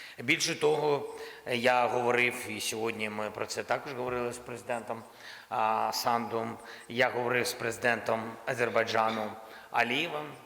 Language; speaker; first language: Ukrainian; non-native, local second language; Russian